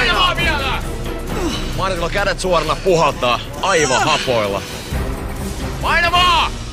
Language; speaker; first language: Finnish; native; Finnish